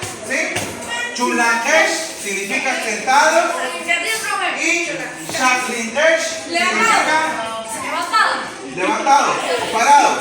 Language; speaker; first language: Spanish; non-native, local second language; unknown